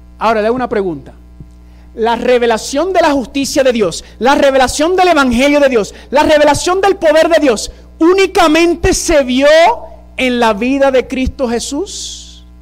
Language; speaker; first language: Spanish; early bilingual, heritage; Spanish